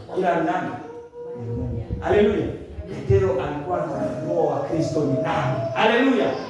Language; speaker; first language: Swahili; non-native, local second language; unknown